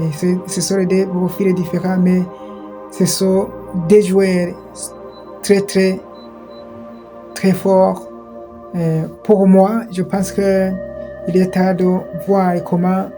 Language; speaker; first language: French; non-native, local second language; Kinyarwanda